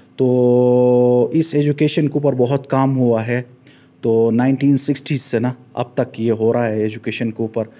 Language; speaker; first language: Urdu; non-native, local second language; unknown